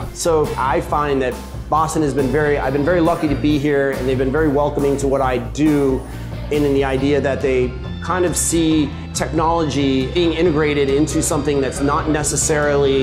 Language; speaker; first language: English; native; English